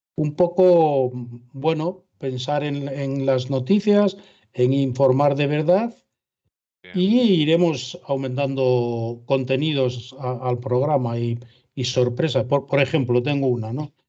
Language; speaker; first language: Spanish; native; Spanish